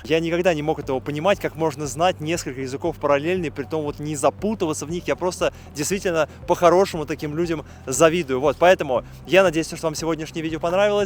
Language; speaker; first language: Russian; native; Russian